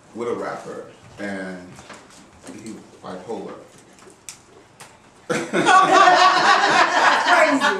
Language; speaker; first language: English; native; English